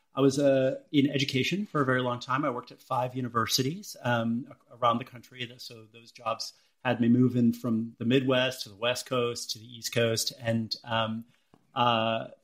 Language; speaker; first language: English; native; English